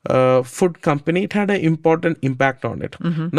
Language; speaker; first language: English; non-native, local second language; Malayalam